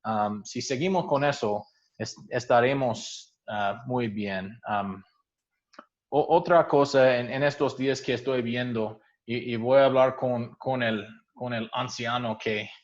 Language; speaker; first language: Spanish; non-native, fluent; English